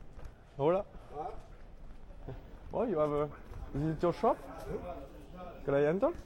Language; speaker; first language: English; non-native, learner; French